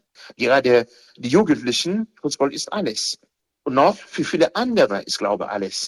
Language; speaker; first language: German; non-native, fluent; Haitian Creole